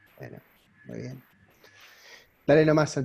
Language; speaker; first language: Spanish; native; Spanish